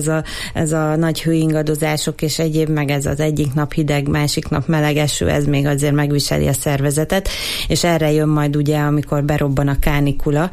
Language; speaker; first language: Hungarian; native; Hungarian